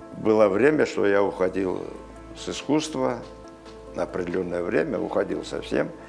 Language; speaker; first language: Russian; non-native, local second language; Karachay-Balkar